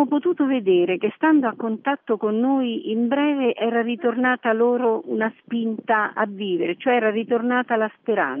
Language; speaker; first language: Italian; native; Italian